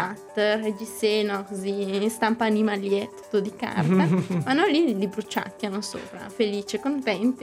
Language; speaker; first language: Italian; native; Italian